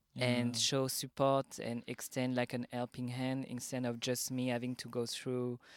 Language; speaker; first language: English; non-native, fluent; French